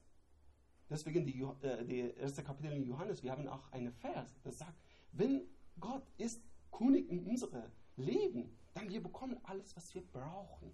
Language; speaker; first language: German; non-native, learner; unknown